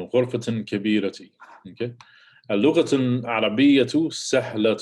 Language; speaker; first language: Arabic; non-native, fluent; English